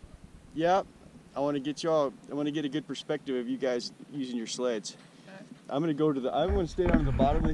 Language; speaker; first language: English; native; English